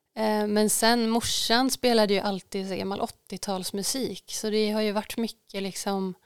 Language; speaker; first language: Swedish; native; Swedish